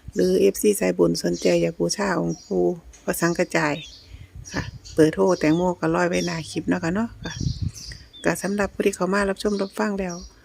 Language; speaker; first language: Thai; native; Thai